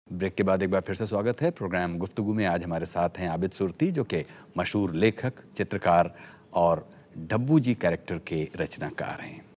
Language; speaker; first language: Hindi; native; Hindi